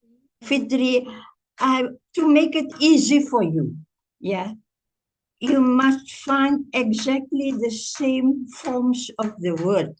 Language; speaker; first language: English; non-native, fluent; Indonesian